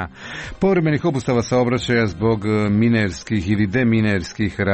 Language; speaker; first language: Croatian; native; Croatian